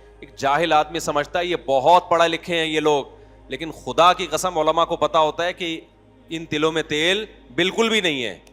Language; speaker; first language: Urdu; native; Urdu